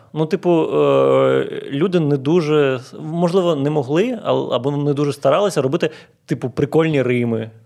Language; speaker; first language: Ukrainian; non-native, local second language; Russian